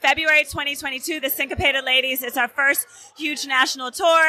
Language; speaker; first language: English; native; English